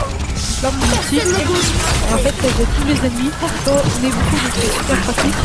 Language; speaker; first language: French; native; French